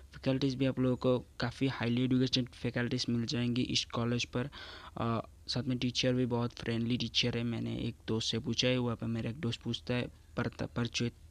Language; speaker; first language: Hindi; non-native, local second language; Assamese